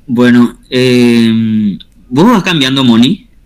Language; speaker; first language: Spanish; native; Spanish